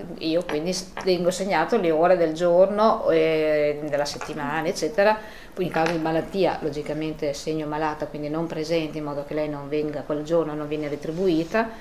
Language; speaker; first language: Italian; native; Italian